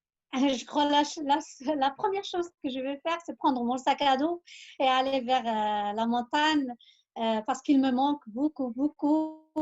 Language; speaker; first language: French; non-native, local second language; Arabic